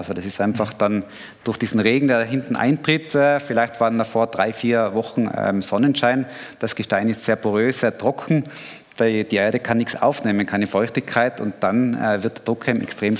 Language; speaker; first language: German; native; German